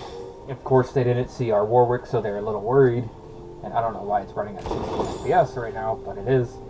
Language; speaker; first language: English; native; English